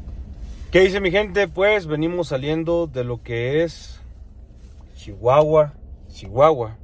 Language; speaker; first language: Spanish; native; Spanish